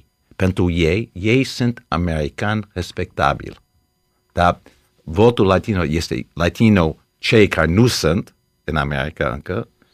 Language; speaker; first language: Romanian; early bilingual, heritage; Romanian